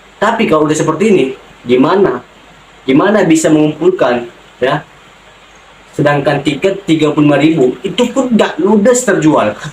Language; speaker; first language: Indonesian; native; Indonesian